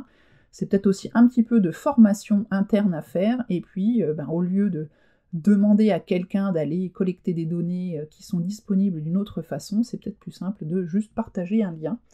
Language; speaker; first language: French; native; French